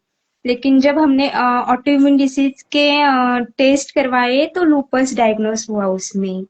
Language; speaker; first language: Hindi; native; Hindi